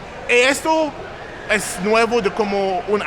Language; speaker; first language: Spanish; non-native, learner; English